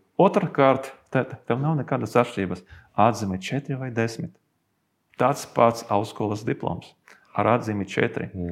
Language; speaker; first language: Latvian; non-native, local second language; Russian